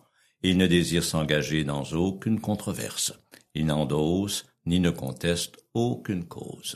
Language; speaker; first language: French; native; French